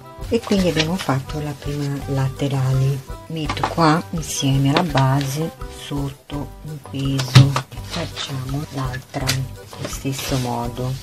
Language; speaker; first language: Italian; non-native, fluent; Portuguese